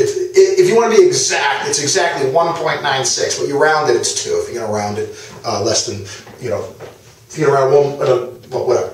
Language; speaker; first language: English; native; English